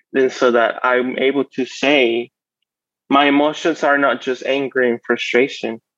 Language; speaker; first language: English; non-native, fluent; Spanish